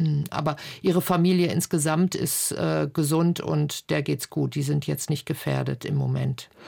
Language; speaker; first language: German; native; German